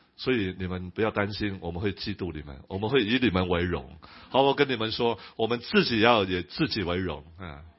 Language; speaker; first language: Chinese; non-native, local second language; Cantonese